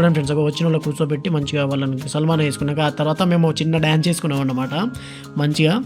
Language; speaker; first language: Telugu; non-native, local second language; Lambadi